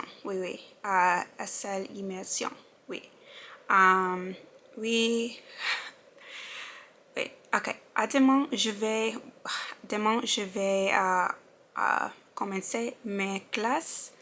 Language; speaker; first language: French; non-native, learner; English